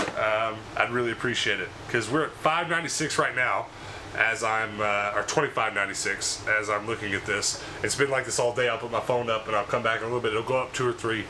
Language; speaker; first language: English; native; English